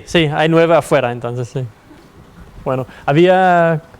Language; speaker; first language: Spanish; non-native, fluent; Danish